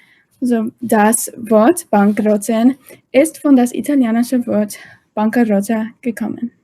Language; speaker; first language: German; non-native, learner; English